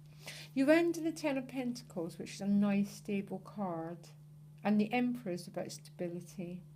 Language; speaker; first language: English; native; English